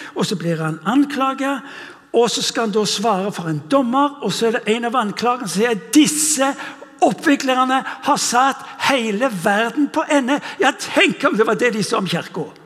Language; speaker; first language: Norwegian; non-native, fluent; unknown